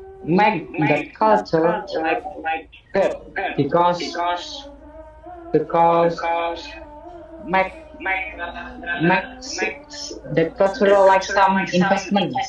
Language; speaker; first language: English; non-native, learner; Javanese